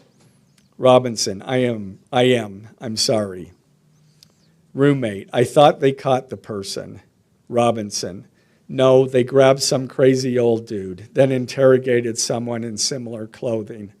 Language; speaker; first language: English; native; English